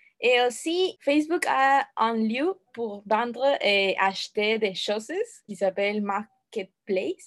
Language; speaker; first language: French; non-native, learner; Spanish